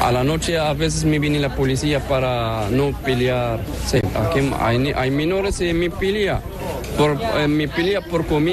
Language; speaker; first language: Spanish; non-native, learner; Arabic